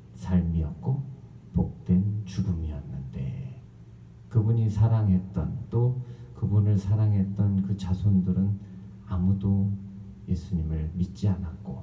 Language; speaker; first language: Korean; native; Korean